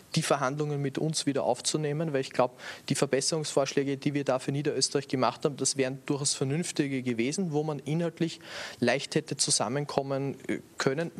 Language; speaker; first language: German; native; German